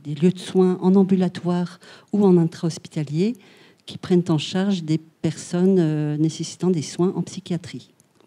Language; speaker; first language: French; native; French